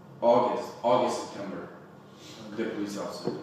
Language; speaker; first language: English; native; English